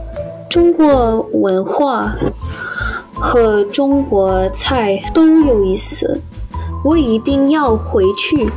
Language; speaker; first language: Chinese; non-native, learner; English